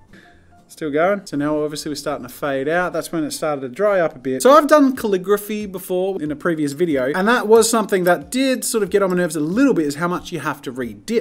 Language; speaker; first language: English; native; English